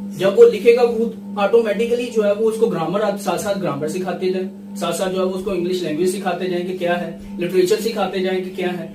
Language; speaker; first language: Urdu; non-native, local second language; Punjabi